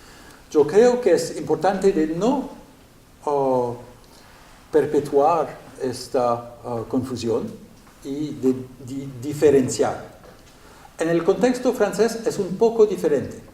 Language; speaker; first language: Spanish; non-native, learner; French